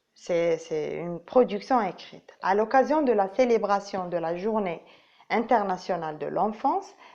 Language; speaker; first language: French; non-native, local second language; Arabic